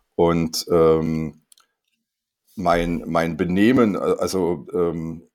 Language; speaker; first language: German; non-native, fluent; Korean